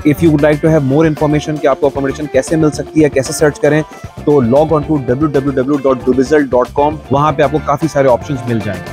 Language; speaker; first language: Urdu; native; Urdu